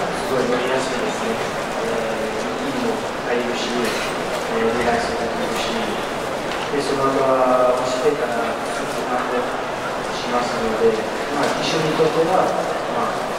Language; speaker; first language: Japanese; non-native, fluent; French